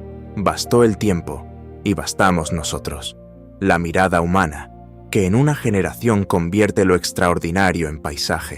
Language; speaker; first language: Spanish; native; Spanish